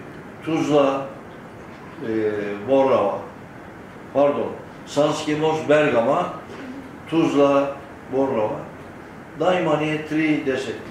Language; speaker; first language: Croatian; early bilingual, heritage; Turkish